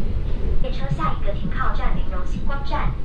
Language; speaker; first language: Chinese; native; Chinese